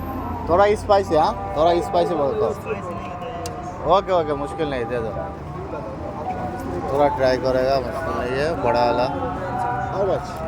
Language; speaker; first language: Hindi; non-native, learner; Bangla